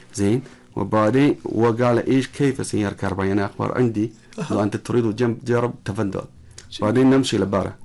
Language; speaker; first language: Arabic; non-native, learner; Chinese